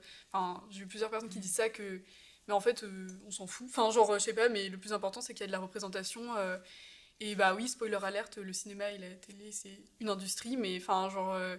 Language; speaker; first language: French; native; French